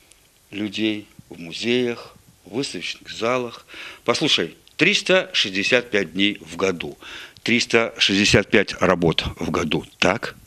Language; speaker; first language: Russian; native; Russian